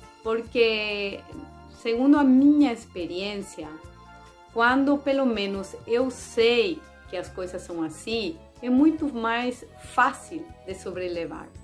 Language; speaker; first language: Portuguese; non-native, fluent; Spanish